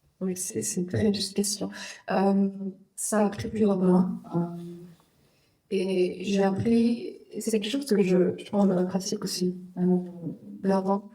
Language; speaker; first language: French; non-native, fluent; Vietnamese